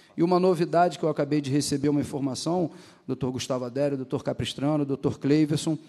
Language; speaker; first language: Portuguese; native; Portuguese